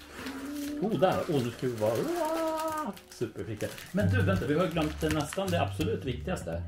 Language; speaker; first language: Swedish; native; Swedish